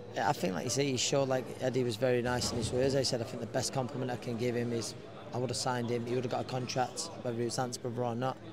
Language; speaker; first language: English; native; English